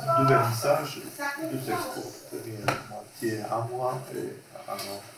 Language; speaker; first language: French; non-native, fluent; Bosnian